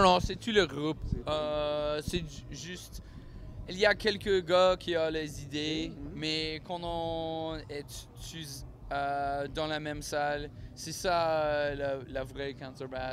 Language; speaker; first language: French; non-native, learner; English